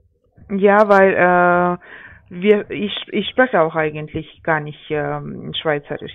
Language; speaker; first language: German; non-native, fluent; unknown